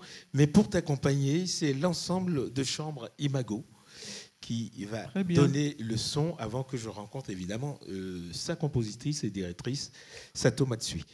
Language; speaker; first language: French; native; French